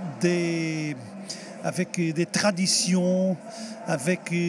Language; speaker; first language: French; non-native, fluent; Portuguese